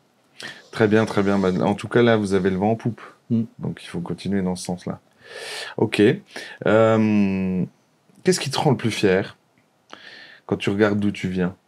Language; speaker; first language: French; native; French